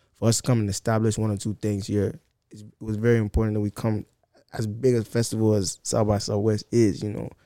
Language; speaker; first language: English; non-native, local second language; Akan